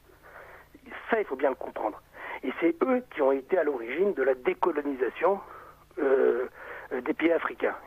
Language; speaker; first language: French; native; French